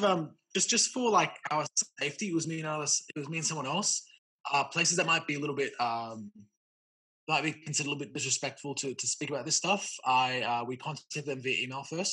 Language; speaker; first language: English; native; English